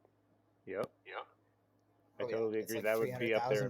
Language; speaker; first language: English; native; English